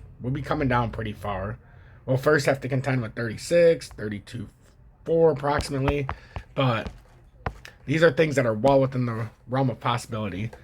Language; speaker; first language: English; native; English